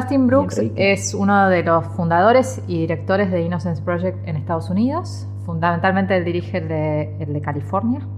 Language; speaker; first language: Spanish; native; Spanish